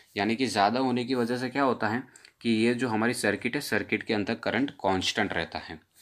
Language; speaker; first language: Hindi; non-native, local second language; Gujarati